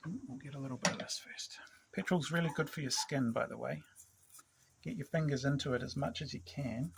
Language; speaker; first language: English; native; English